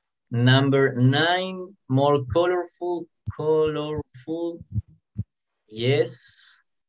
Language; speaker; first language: English; non-native, fluent; Spanish